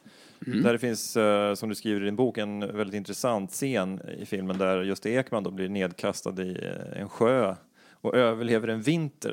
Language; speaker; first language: Swedish; native; Swedish